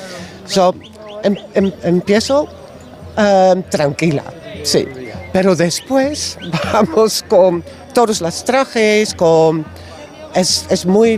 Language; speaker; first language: Spanish; non-native, learner; Dutch